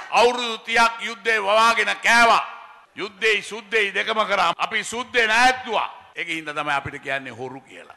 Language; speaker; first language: Sinhala; native; Sinhala